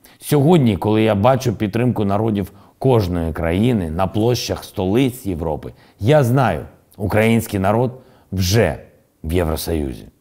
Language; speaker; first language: Ukrainian; non-native, local second language; Russian